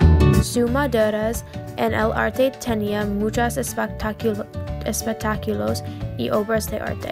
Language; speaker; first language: Spanish; non-native, learner; English